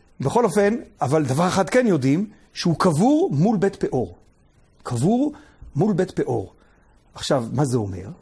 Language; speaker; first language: Hebrew; native; Hebrew